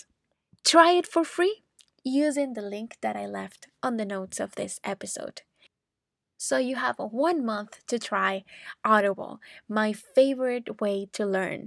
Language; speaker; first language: English; non-native, fluent; Spanish